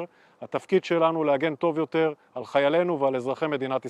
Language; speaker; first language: Hebrew; native; Hebrew